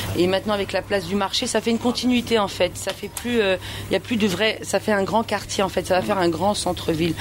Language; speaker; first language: French; early bilingual, other home language; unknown